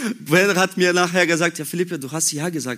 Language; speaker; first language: German; non-native, learner; Portuguese